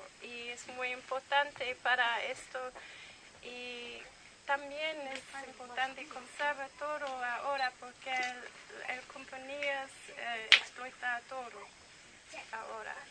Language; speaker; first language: Spanish; non-native, learner; English